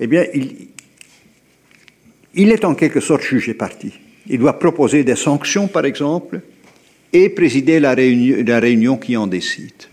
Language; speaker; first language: French; native; French